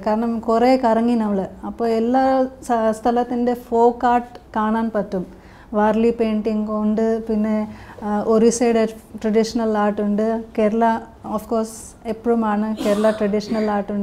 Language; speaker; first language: Malayalam; early bilingual, heritage; Malayalam